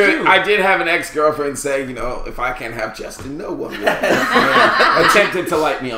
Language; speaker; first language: English; native; English